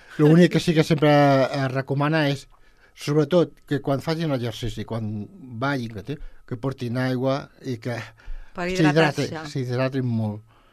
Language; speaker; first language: Catalan; non-native, local second language; Spanish